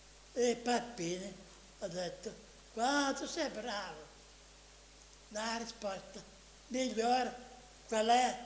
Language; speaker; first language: Italian; non-native, fluent; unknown